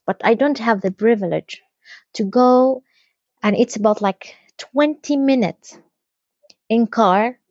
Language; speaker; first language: English; non-native, fluent; Arabic